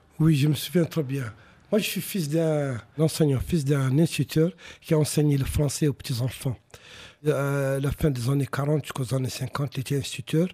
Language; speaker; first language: French; non-native, local second language; Arabic